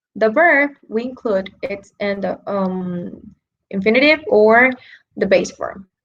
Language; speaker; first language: English; non-native, fluent; Spanish